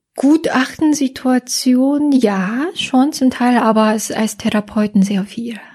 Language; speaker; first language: German; non-native, fluent; Korean